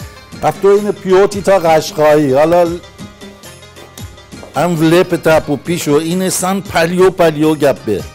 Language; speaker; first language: Greek; non-native, learner; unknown